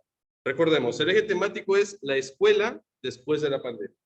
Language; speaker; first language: Spanish; native; Spanish